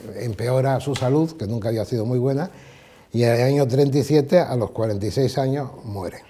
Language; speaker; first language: Spanish; native; Spanish